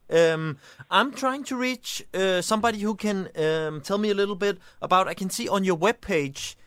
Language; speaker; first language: English; non-native, fluent; Danish